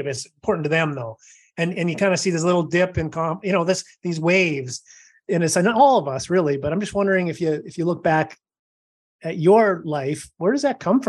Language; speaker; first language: English; native; English